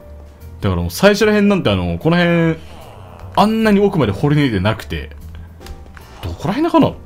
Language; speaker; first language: Japanese; native; Japanese